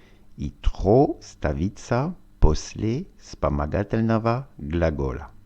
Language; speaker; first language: Russian; non-native, learner; French